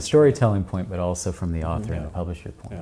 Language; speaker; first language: English; native; English